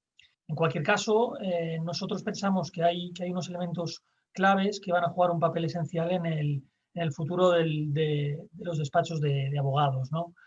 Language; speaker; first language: Spanish; native; Spanish